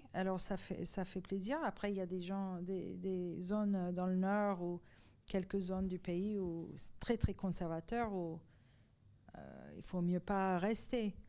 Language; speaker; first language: French; non-native, fluent; Persian